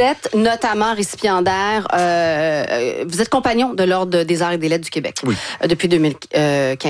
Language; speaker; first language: French; native; French